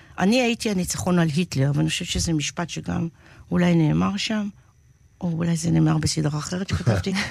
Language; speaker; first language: Hebrew; native; Hebrew